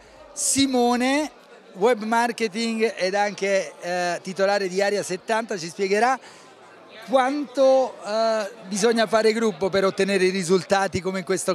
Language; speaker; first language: Italian; native; Italian